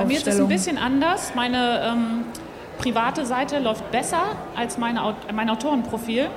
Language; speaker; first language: German; native; German